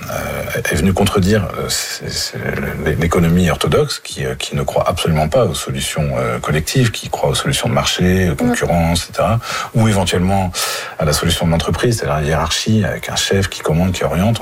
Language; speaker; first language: French; native; French